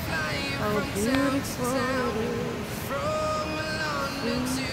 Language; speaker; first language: English; non-native, learner; Filipino